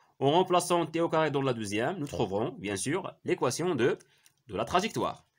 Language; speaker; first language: French; non-native, local second language; Arabic